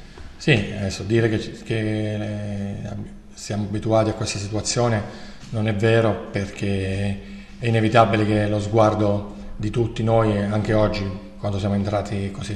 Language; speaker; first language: Italian; native; Italian